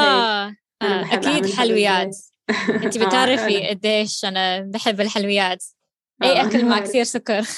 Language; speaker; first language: Arabic; non-native, learner; English